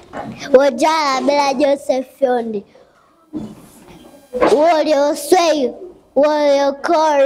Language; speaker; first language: Chinese; non-native, learner; Swahili